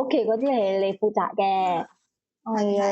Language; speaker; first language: Cantonese; native; Cantonese